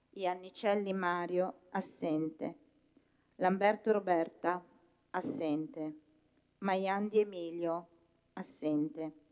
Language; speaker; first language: Italian; native; Italian